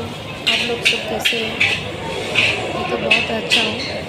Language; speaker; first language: Hindi; non-native, local second language; Odia